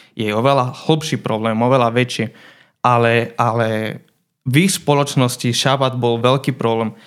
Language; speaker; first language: Slovak; non-native, fluent; Spanish